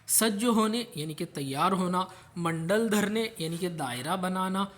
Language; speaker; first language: Urdu; non-native, local second language; Marathi